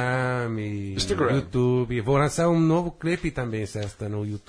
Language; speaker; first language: Portuguese; non-native, fluent; English